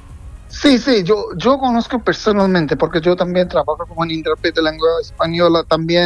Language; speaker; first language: Spanish; non-native, fluent; Bangla